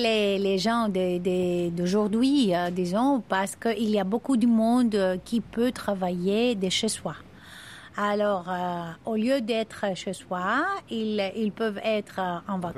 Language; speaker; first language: French; non-native, fluent; Greek